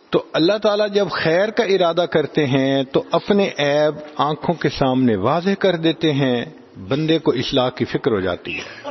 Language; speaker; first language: Urdu; non-native, local second language; Punjabi